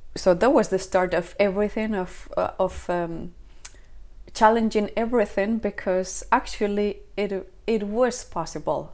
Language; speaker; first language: English; non-native, fluent; Spanish